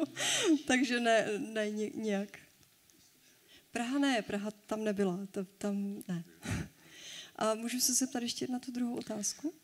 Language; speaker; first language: Czech; native; Czech